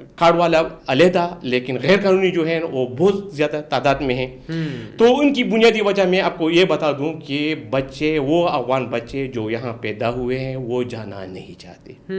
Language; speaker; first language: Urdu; non-native, local second language; Pashto